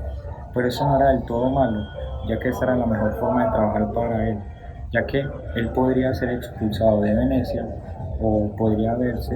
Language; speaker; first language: Spanish; native; Spanish